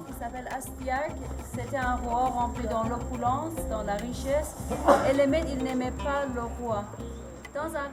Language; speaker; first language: French; non-native, fluent; Persian